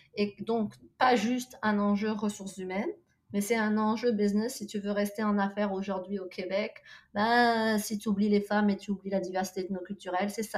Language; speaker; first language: French; non-native, local second language; Arabic